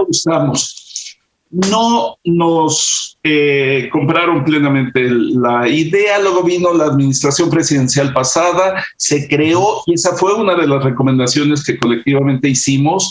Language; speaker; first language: Spanish; native; Spanish